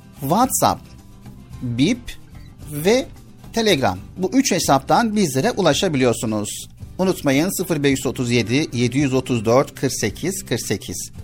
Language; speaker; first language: Turkish; native; Turkish